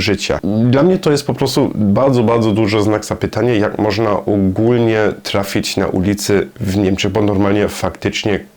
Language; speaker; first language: Polish; non-native, learner; German